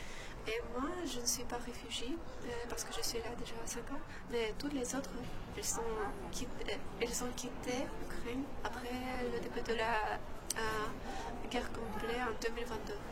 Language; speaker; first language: French; non-native, learner; Ukrainian